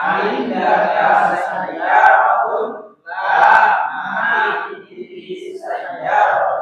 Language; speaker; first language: Arabic; non-native, learner; Indonesian